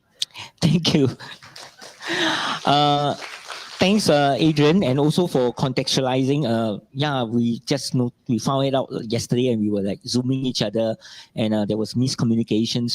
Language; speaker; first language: English; non-native, local second language; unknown